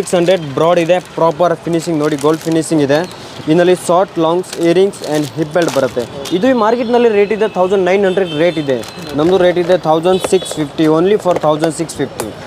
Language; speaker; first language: Kannada; non-native, local second language; Hindi